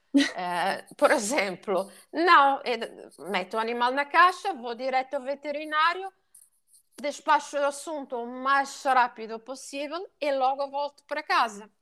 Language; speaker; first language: Portuguese; non-native, fluent; Italian